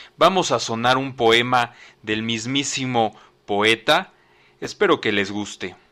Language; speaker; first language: Spanish; native; Spanish